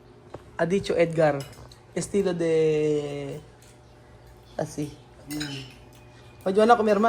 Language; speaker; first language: Spanish; non-native, learner; Filipino